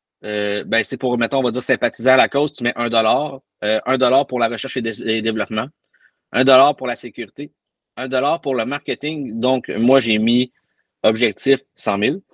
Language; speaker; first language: French; native; French